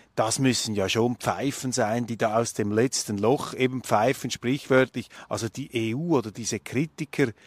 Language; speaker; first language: German; native; German